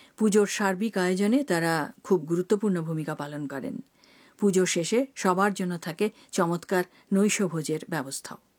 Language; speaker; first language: Bangla; native; Bangla